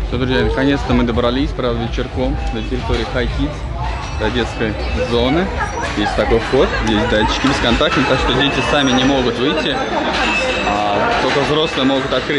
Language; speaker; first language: Russian; native; Russian